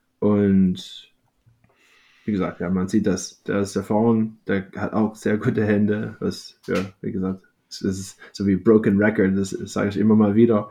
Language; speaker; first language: German; non-native, fluent; English